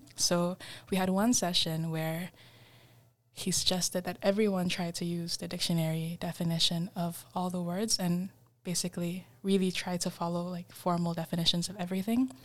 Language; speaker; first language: English; non-native, fluent; Indonesian